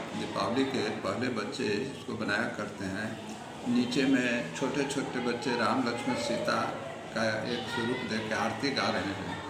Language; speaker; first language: Hindi; native; Hindi